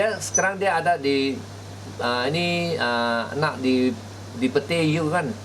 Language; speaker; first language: Malay; native; Malay